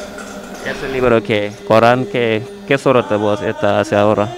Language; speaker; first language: Spanish; non-native, learner; Wolof